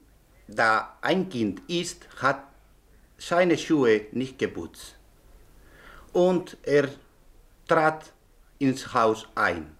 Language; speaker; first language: German; non-native, learner; Spanish